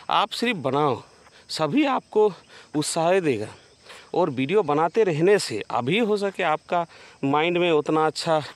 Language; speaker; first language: Hindi; non-native, local second language; Bangla